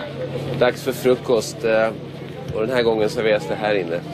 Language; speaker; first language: Swedish; native; Swedish